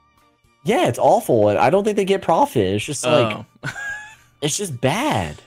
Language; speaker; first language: English; native; English